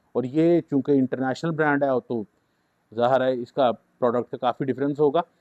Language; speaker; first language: Urdu; native; Urdu